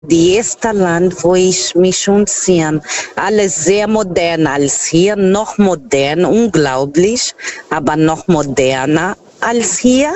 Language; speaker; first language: German; non-native, fluent; Portuguese